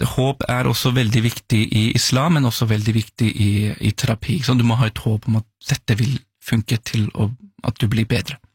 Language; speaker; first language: Norwegian; early bilingual, other home language; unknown